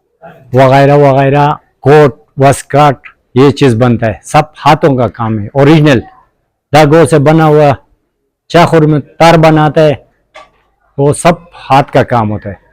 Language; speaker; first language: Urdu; non-native, local second language; Khowar